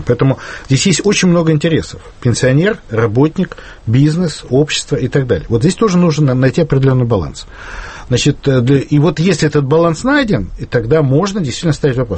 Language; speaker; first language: Russian; native; Russian